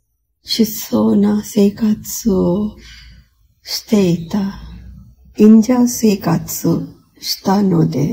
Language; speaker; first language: Japanese; non-native, fluent; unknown